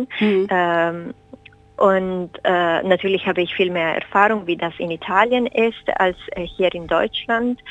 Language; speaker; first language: German; non-native, fluent; Spanish